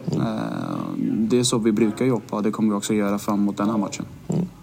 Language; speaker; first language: Swedish; non-native, fluent; Danish